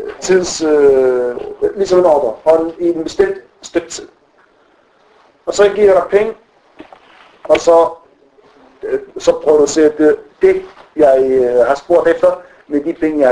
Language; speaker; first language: Danish; non-native, fluent; Arabic